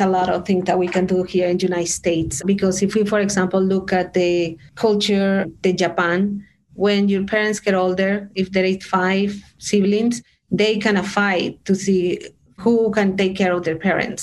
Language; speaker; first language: English; non-native, fluent; Spanish